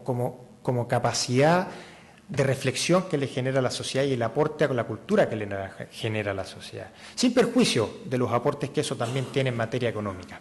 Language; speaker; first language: Spanish; native; Spanish